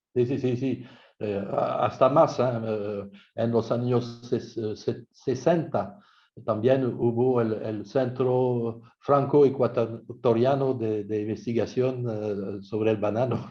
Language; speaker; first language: Spanish; non-native, fluent; French